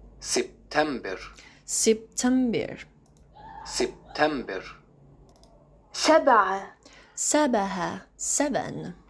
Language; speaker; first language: Arabic; non-native, learner; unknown